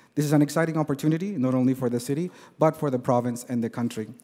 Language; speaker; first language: English; native; English